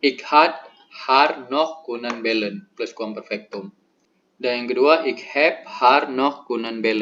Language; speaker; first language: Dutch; non-native, learner; Indonesian